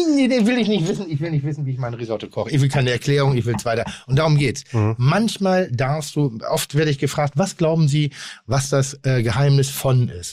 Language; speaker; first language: German; native; German